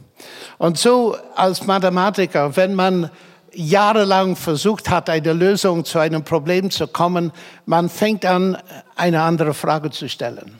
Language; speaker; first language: German; non-native, fluent; English